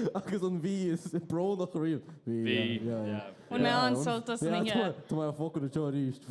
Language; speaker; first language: Irish; native; Irish